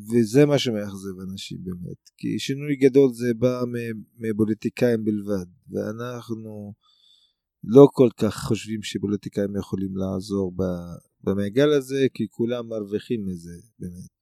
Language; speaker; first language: Hebrew; non-native, local second language; Arabic